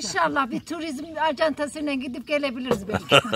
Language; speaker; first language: Turkish; non-native, local second language; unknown